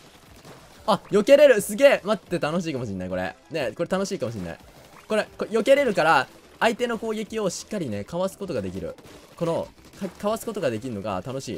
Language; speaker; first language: Japanese; native; Japanese